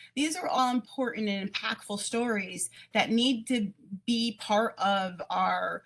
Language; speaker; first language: English; native; English